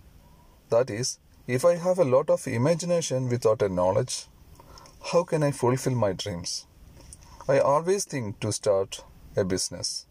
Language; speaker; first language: English; non-native, fluent; Malayalam